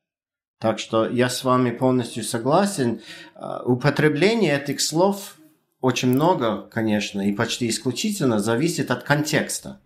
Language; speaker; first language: Russian; non-native, fluent; English